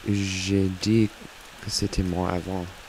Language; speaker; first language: French; non-native, learner; English